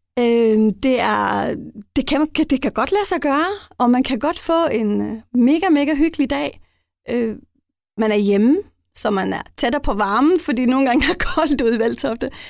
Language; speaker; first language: Danish; non-native, local second language; Faroese